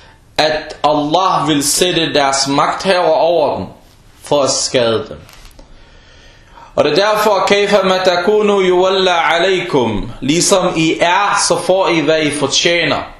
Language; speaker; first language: Danish; early bilingual, other home language; Arabic